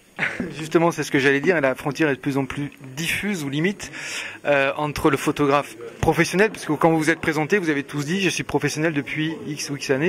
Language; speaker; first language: French; native; French